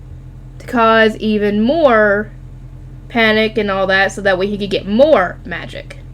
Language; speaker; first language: English; native; English